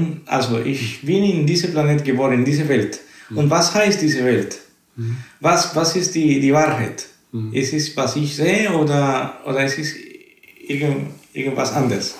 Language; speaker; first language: German; non-native, learner; Spanish